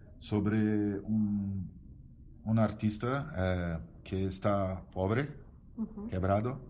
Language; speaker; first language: Spanish; non-native, learner; Portuguese